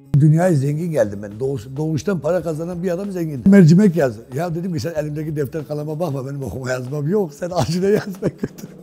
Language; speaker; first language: Turkish; non-native, local second language; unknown